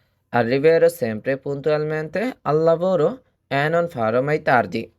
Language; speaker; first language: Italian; non-native, fluent; Bangla